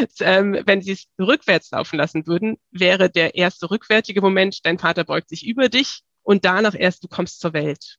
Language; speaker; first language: German; native; German